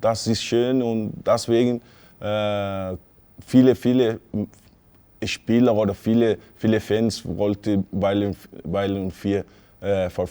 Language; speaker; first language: German; non-native, fluent; Portuguese